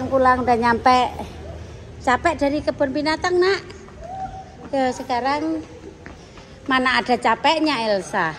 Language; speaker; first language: Indonesian; native; Indonesian